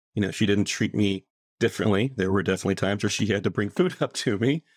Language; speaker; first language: English; native; English